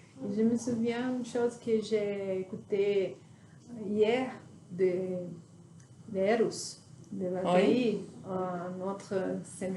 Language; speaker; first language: French; non-native, learner; Portuguese